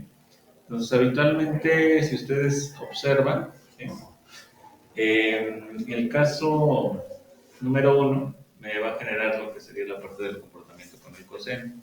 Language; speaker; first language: Spanish; native; Spanish